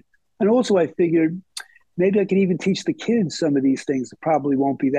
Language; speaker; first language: English; native; English